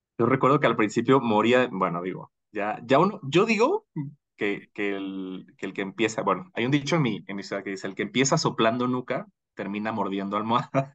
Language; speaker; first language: Spanish; native; Spanish